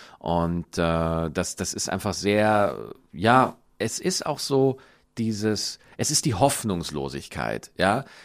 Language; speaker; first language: German; native; German